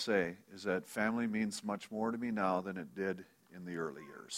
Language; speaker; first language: English; native; English